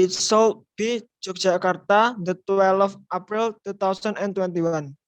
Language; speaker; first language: English; non-native, learner; Indonesian